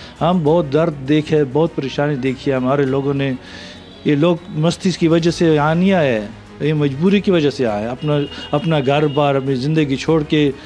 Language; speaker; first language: Hindi; non-native, fluent; Punjabi